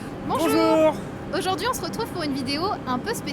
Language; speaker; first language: French; native; French